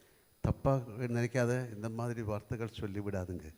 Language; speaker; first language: Tamil; non-native, local second language; Malayalam